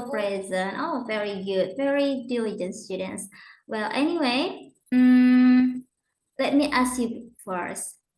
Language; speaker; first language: English; non-native, learner; Indonesian